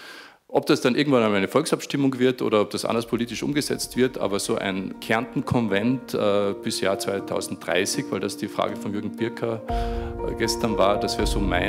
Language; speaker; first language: German; native; German